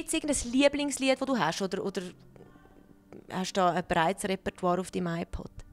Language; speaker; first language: German; native; German